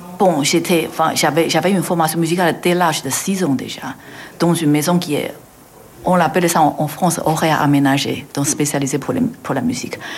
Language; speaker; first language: French; non-native, fluent; Chinese